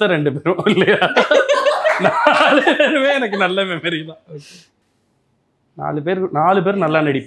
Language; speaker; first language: Tamil; native; Tamil